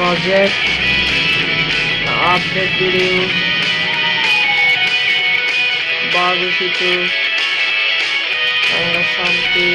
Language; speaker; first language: English; non-native, local second language; Bangla